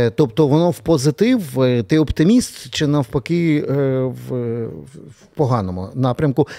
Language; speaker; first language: Ukrainian; native; Ukrainian